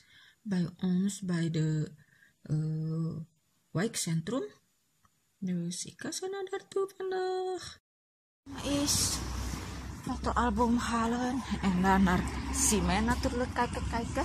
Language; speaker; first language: Dutch; non-native, learner; Indonesian